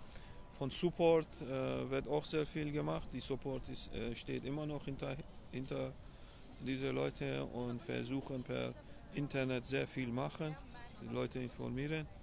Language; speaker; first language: German; non-native, fluent; Persian